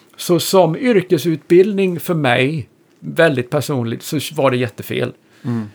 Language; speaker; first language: Swedish; native; Swedish